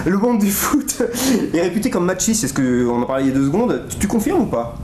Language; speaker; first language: French; native; French